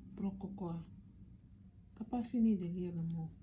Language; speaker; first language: French; non-native, learner; English